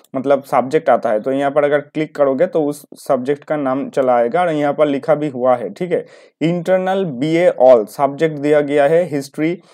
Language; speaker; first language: Hindi; non-native, local second language; Bangla